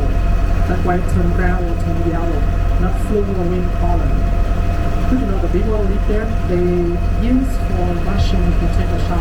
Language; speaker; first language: English; non-native, learner; Vietnamese